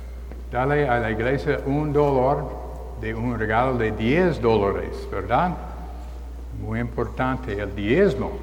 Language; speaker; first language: Spanish; non-native, learner; English